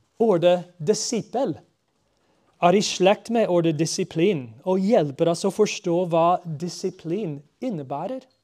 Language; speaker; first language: Norwegian; non-native, fluent; English